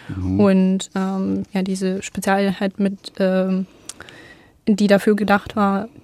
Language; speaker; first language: German; non-native, fluent; Ukrainian